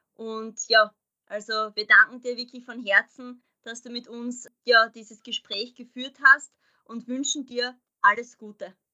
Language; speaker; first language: German; native; German